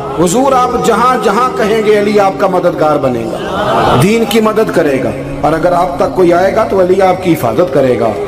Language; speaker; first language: Urdu; non-native, local second language; Punjabi